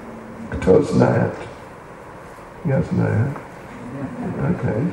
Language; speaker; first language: Russian; non-native, learner; English